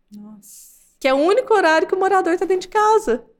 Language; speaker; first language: Portuguese; native; Portuguese